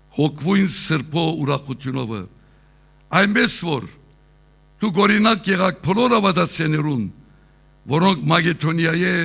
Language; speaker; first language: Armenian; early bilingual, heritage; Armenian